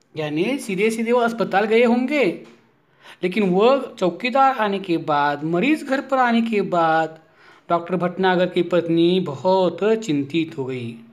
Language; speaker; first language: Hindi; non-native, local second language; Marathi